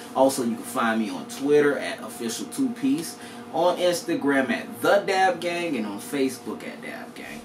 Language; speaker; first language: English; native; English